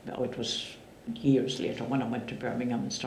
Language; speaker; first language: English; native; English